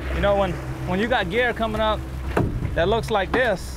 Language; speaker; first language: English; native; English